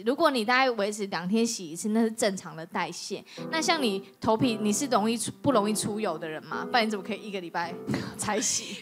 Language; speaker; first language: Chinese; native; Chinese